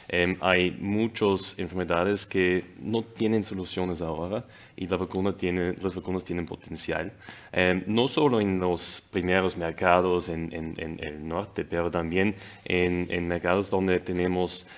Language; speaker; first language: Spanish; non-native, fluent; German